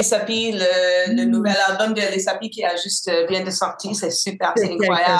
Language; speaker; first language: French; non-native, local second language; English